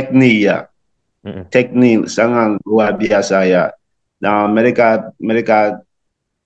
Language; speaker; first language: Indonesian; non-native, learner; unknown